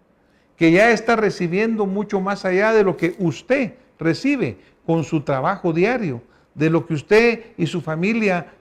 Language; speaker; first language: Spanish; native; Spanish